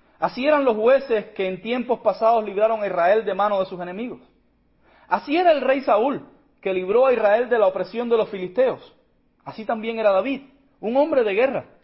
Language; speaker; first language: Spanish; native; Spanish